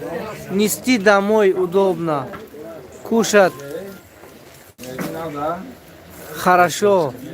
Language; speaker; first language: Russian; non-native, fluent; Tajik